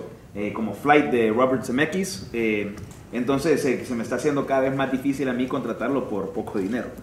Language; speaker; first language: Spanish; native; Spanish